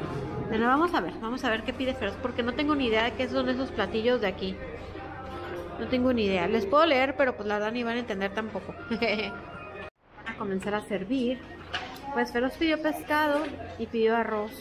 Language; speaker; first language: Spanish; native; Spanish